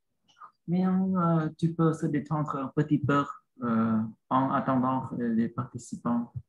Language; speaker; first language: French; non-native, learner; Vietnamese